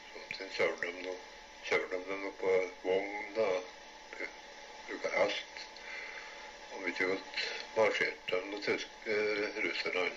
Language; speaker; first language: Norwegian; native; Norwegian